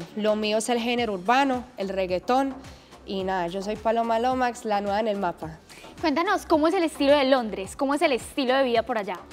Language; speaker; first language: Spanish; early bilingual, heritage; English